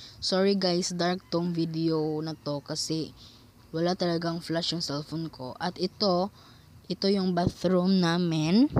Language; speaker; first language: Filipino; non-native, local second language; Cebuano